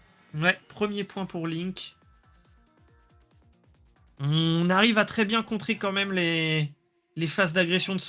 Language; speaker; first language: French; native; French